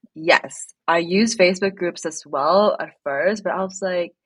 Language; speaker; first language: English; non-native, local second language; Filipino